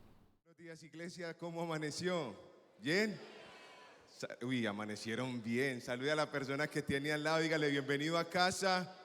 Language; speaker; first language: Spanish; native; Spanish